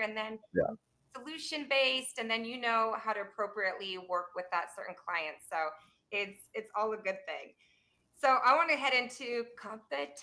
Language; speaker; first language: English; native; English